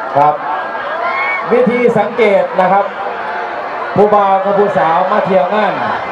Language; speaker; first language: Thai; native; Thai